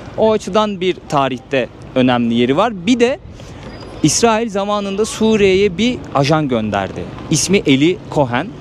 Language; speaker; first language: Turkish; native; Turkish